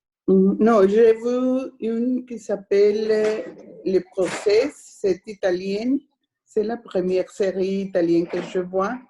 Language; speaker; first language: French; non-native, learner; Spanish